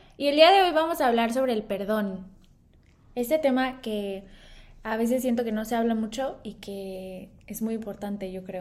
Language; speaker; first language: Spanish; native; Spanish